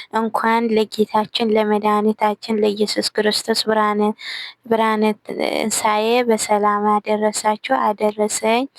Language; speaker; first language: Amharic; non-native, local second language; Tigrinya